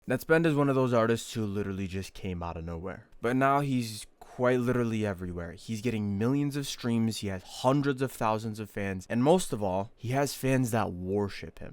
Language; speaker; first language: English; native; English